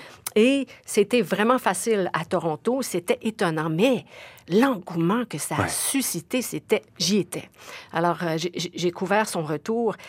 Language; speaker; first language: French; native; French